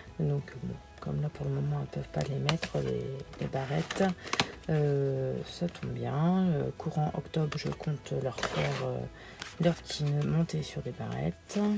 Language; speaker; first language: French; early bilingual, other home language; Portuguese